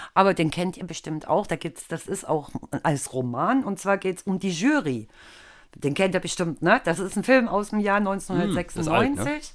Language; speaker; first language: German; native; German